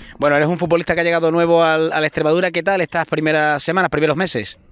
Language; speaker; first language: Spanish; native; Spanish